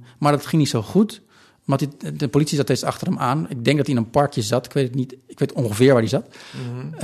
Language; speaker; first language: Dutch; native; Dutch